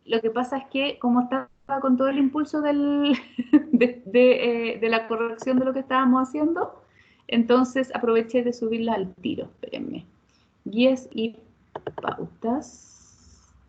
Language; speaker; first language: Spanish; native; Spanish